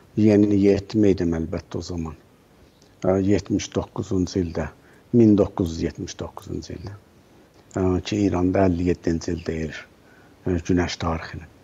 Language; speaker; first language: Azerbaijani; native; Azerbaijani